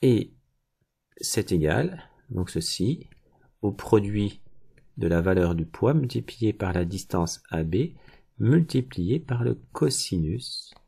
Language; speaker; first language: French; native; French